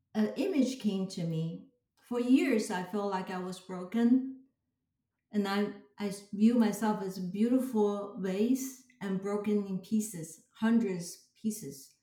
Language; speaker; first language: English; non-native, fluent; Chinese